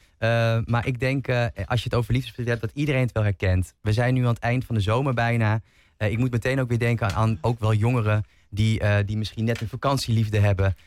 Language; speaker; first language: Dutch; native; Dutch